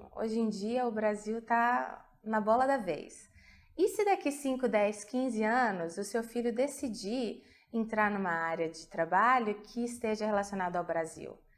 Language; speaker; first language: Portuguese; native; Portuguese